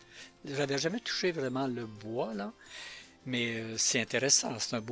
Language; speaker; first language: French; native; French